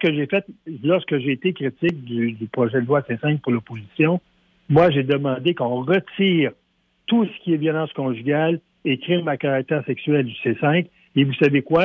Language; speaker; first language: French; native; French